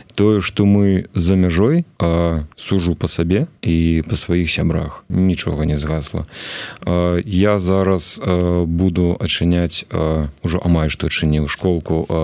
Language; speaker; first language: Belarusian; non-native, local second language; Russian